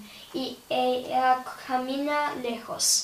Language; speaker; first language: Spanish; non-native, learner; English